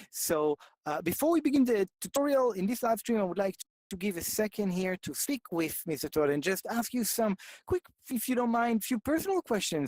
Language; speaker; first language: English; non-native, fluent; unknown